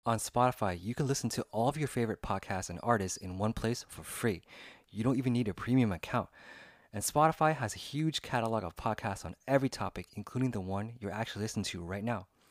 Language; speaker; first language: English; native; English